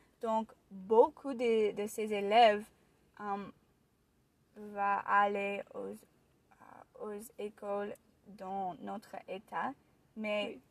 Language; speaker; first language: French; non-native, learner; English